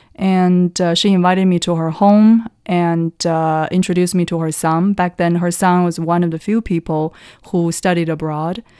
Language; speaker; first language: English; non-native, fluent; Chinese